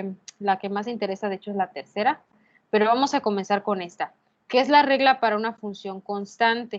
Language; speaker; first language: Spanish; native; Spanish